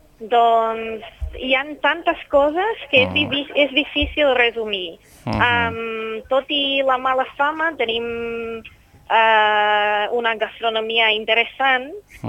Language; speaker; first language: Catalan; non-native, fluent; English